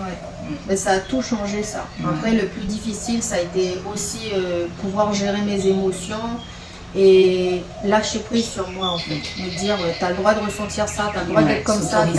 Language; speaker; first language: French; native; French